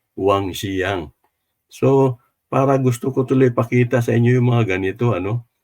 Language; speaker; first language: Filipino; non-native, local second language; Cebuano